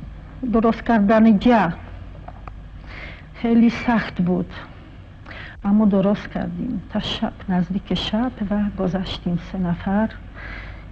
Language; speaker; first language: Persian; non-native, fluent; Polish